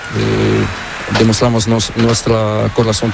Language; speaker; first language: Spanish; non-native, learner; Portuguese